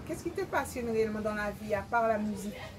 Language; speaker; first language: French; native; French